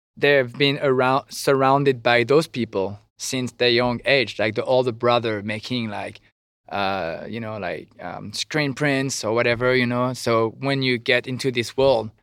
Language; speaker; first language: English; non-native, fluent; French